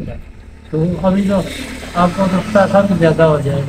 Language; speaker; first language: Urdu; non-native, local second language; Punjabi